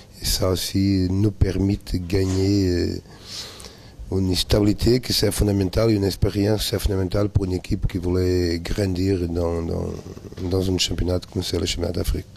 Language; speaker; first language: French; non-native, learner; Portuguese